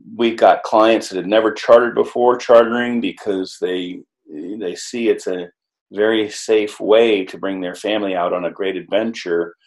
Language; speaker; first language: English; native; English